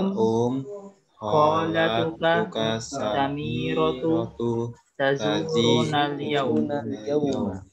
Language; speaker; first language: Arabic; non-native, learner; Indonesian